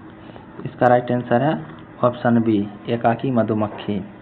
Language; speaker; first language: Hindi; native; Hindi